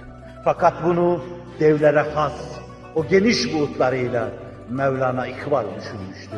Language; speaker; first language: Turkish; native; Turkish